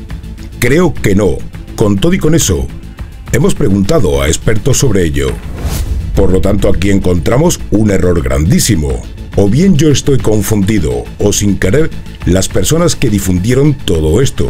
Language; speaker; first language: Spanish; native; Spanish